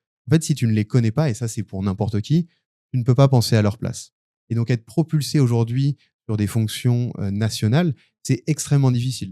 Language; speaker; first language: French; native; French